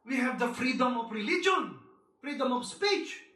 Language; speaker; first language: English; non-native, local second language; Filipino